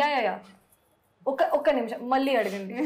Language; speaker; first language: Telugu; non-native, fluent; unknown